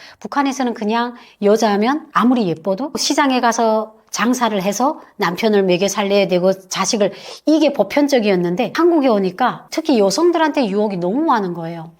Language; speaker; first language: Korean; native; Korean